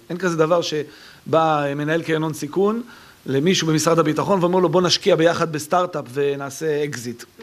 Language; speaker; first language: Hebrew; native; Hebrew